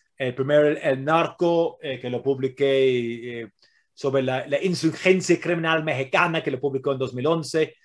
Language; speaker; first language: Spanish; non-native, fluent; English